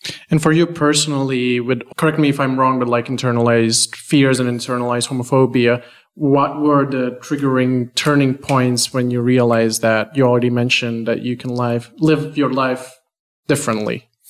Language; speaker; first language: English; non-native, fluent; Latvian